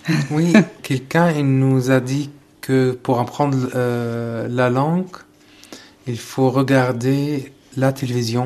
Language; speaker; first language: French; non-native, learner; Arabic